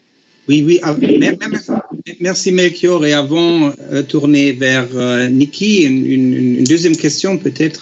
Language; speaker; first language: French; non-native, fluent; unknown